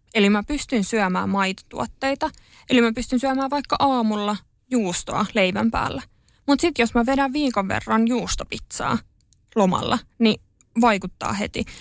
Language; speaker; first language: Finnish; native; Finnish